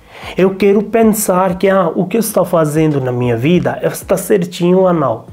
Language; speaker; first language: Portuguese; non-native, learner; Hindi